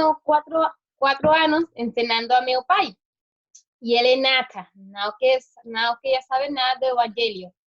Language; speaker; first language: Portuguese; non-native, learner; Spanish